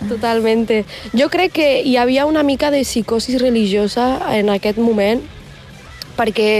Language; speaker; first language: Catalan; early bilingual, other home language; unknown